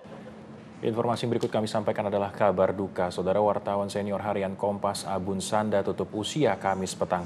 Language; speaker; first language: Indonesian; native; Indonesian